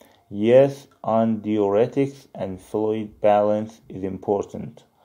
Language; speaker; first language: English; non-native, fluent; Persian